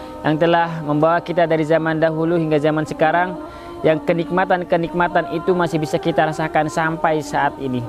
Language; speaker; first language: Indonesian; native; Indonesian